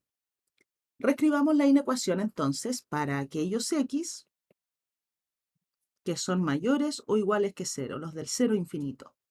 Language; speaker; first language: Spanish; native; Spanish